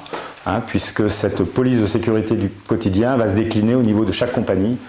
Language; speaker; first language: French; native; French